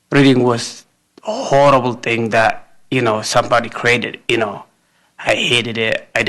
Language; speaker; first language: English; non-native, fluent; Amharic